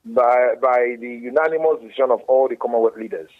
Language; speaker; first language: English; non-native, local second language; Yoruba